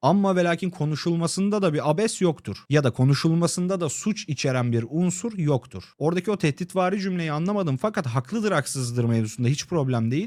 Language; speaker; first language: Turkish; native; Turkish